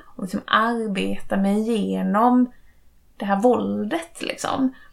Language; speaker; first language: Swedish; native; Swedish